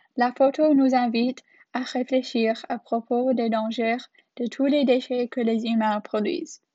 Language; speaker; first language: French; non-native, learner; English